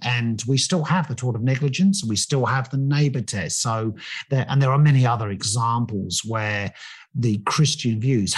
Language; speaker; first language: English; native; English